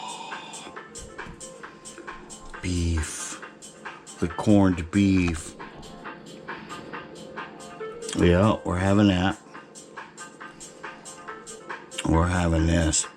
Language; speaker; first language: English; native; English